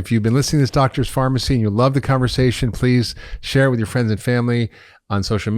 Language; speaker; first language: English; native; English